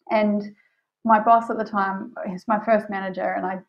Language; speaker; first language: English; native; English